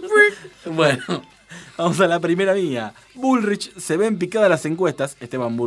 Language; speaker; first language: Spanish; native; Spanish